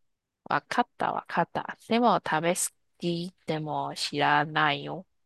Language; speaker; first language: Japanese; non-native, learner; Chinese